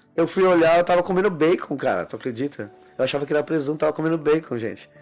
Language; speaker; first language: Portuguese; native; Portuguese